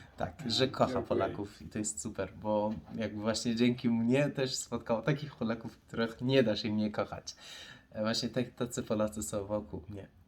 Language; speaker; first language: Polish; non-native, fluent; Persian